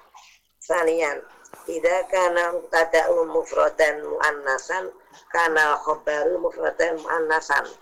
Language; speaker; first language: Arabic; non-native, learner; Indonesian